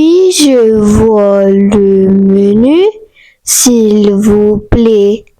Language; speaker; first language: French; non-native, learner; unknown